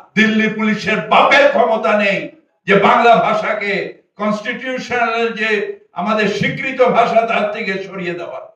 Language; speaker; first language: Bangla; native; Bangla